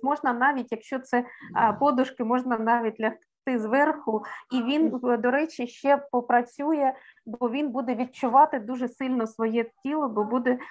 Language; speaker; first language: Ukrainian; native; Ukrainian